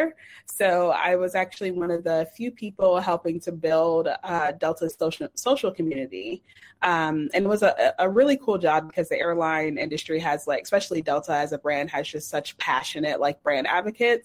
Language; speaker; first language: English; native; English